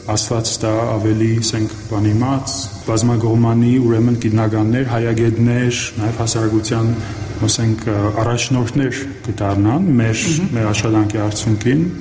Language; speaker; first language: Armenian; native; Armenian